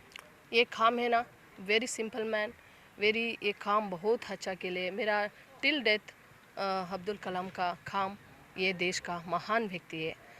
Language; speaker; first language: Hindi; non-native, local second language; Kannada